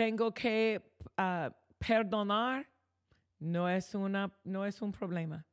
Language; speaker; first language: Spanish; non-native, fluent; English